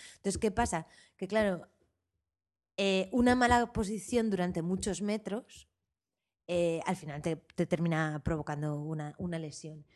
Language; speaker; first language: Spanish; native; Spanish